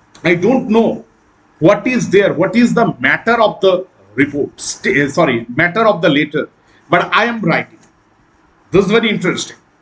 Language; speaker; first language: English; non-native, local second language; Bangla